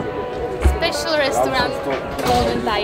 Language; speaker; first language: English; non-native, learner; Czech